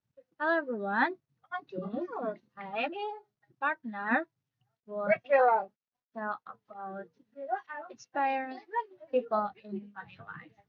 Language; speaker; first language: English; non-native, learner; Indonesian